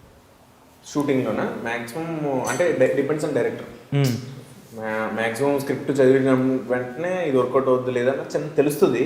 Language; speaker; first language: Telugu; native; Telugu